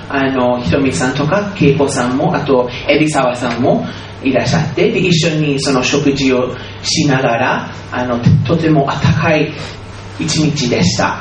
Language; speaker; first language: Japanese; non-native, fluent; English